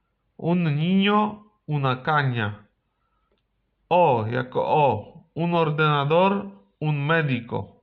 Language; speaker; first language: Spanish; non-native, fluent; Polish